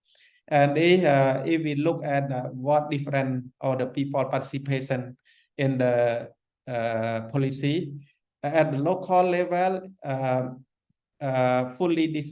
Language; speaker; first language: English; non-native, fluent; Khmer